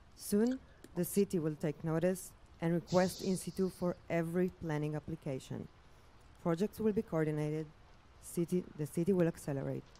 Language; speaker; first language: English; non-native, fluent; Hebrew